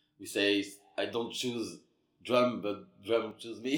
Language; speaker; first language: English; non-native, learner; French